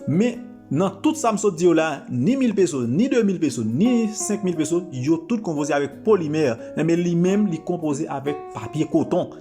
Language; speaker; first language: French; non-native, local second language; Haitian Creole